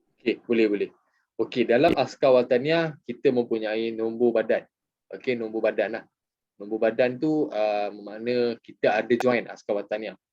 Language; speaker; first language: Malay; native; Malay